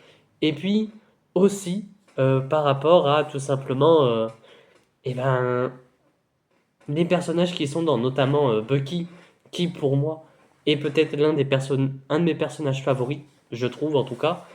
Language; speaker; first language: French; native; French